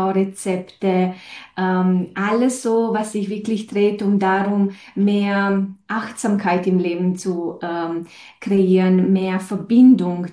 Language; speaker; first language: German; non-native, fluent; Romanian